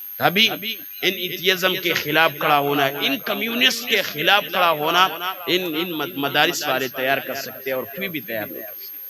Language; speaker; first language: Urdu; non-native, local second language; Pashto